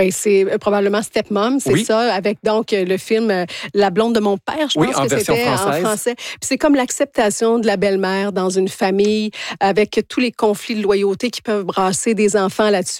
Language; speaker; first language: French; native; French